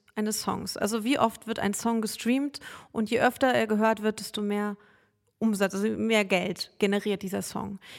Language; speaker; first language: German; native; German